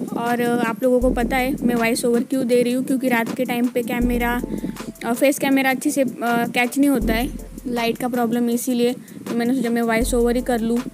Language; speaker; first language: Hindi; non-native, local second language; Marathi